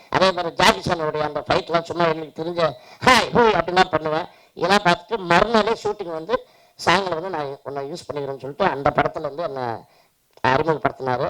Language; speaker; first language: Tamil; native; Tamil